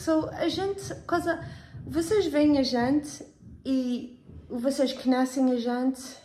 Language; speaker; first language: Portuguese; early bilingual, heritage; Portuguese